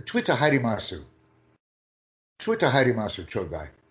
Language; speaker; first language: Japanese; non-native, learner; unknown